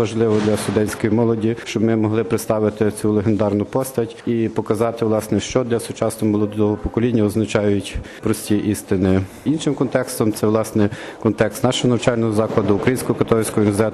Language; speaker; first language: Ukrainian; native; Ukrainian